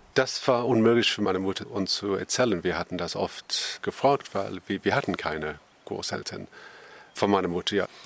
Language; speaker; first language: German; non-native, learner; English